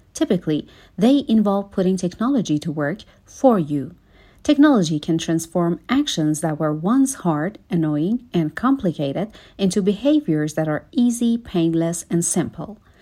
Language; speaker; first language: English; non-native, fluent; Persian